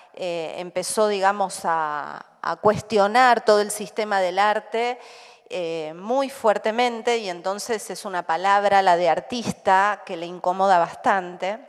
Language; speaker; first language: Spanish; native; Spanish